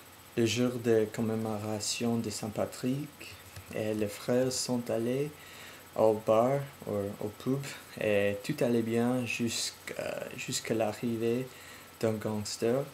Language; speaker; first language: French; non-native, learner; English